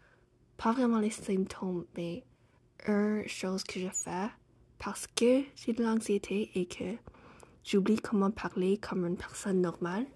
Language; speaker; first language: French; non-native, fluent; English